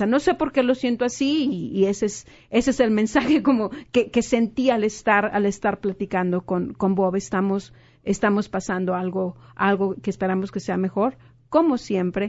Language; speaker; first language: Spanish; native; Spanish